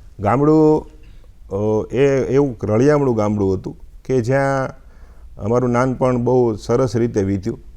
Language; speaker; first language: Gujarati; native; Gujarati